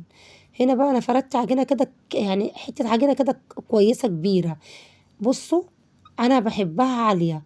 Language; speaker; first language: Arabic; native; Arabic